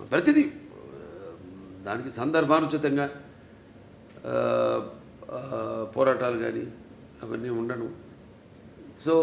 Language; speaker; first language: Telugu; native; Telugu